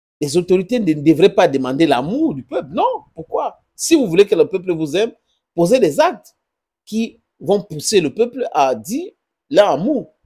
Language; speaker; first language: French; non-native, local second language; English